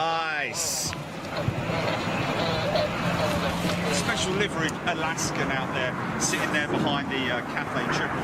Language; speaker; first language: English; native; English